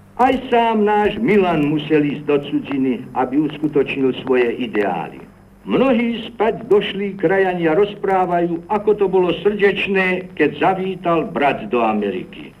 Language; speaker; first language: Slovak; native; Slovak